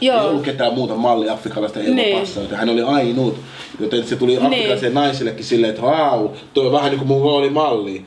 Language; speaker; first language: Finnish; early bilingual, other home language; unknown